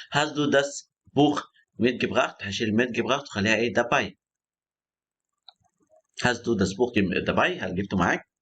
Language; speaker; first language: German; non-native, fluent; Arabic